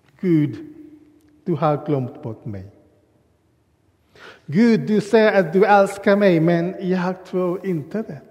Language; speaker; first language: Swedish; non-native, learner; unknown